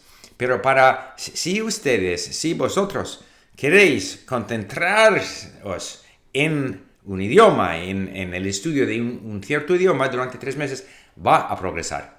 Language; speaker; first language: Spanish; non-native, fluent; English